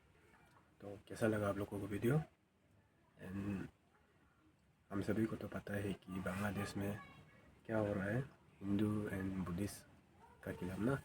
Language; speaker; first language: Hindi; non-native, local second language; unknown